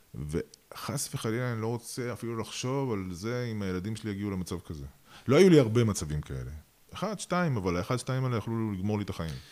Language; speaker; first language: Hebrew; early bilingual, other home language; Russian